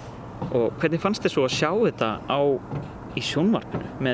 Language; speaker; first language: Icelandic; native; Icelandic